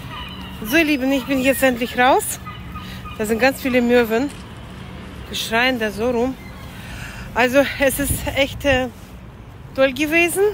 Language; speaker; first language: German; non-native, fluent; Latvian